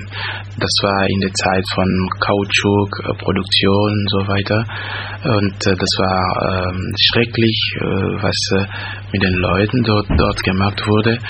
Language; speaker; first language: German; non-native, fluent; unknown